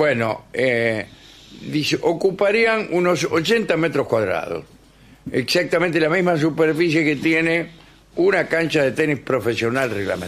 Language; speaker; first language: Spanish; native; Spanish